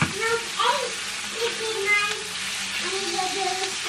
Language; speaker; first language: English; native; English